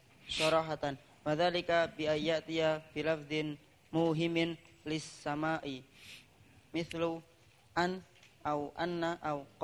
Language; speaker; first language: Arabic; non-native, learner; Indonesian